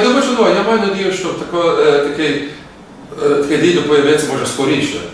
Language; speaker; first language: Ukrainian; early bilingual, heritage; Ukrainian